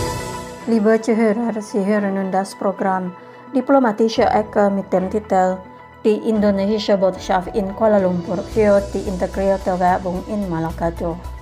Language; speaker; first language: German; non-native, fluent; Indonesian